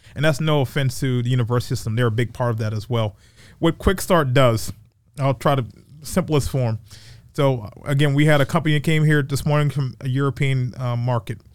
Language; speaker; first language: English; native; English